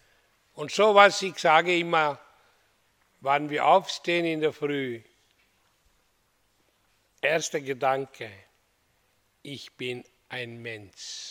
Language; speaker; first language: German; non-native, learner; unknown